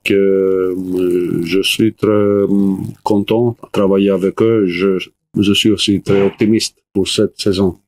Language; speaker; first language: French; non-native, learner; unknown